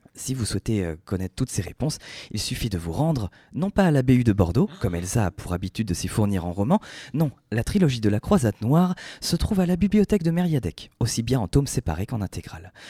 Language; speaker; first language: French; native; French